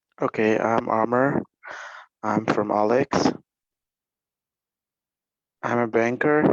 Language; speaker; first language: English; non-native, learner; Arabic